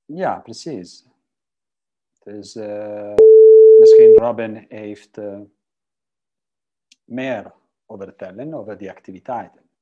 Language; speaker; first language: Dutch; non-native, fluent; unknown